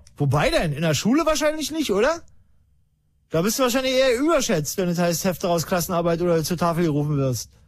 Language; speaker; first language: German; native; German